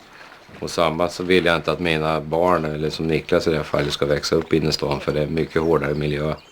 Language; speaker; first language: Swedish; native; Swedish